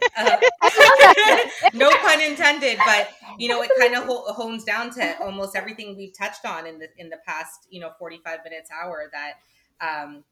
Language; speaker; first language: English; native; English